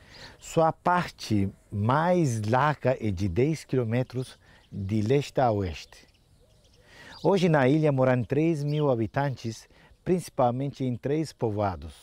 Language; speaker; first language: Portuguese; non-native, fluent; Turkish